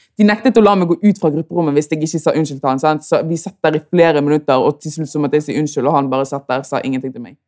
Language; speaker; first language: Norwegian; early bilingual, other home language; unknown